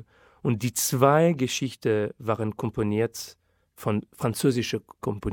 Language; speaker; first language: German; non-native, fluent; French